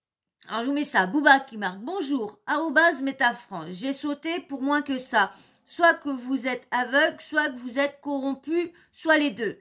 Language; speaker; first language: French; native; French